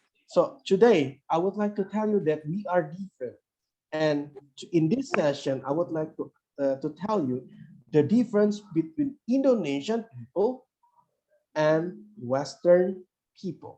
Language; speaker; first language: English; non-native, fluent; Indonesian